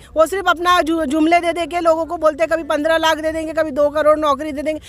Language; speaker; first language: Hindi; non-native, local second language; Marathi